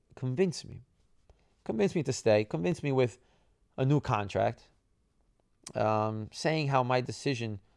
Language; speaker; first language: English; early bilingual, other home language; Italian